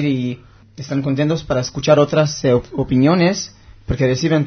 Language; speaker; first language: Spanish; non-native, learner; Hebrew